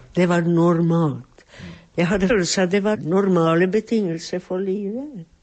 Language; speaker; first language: Norwegian; non-native, fluent; Czech